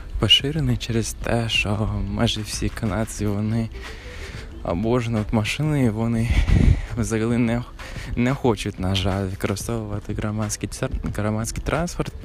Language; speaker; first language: Ukrainian; non-native, fluent; English